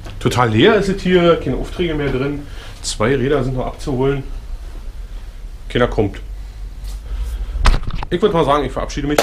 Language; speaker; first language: German; native; German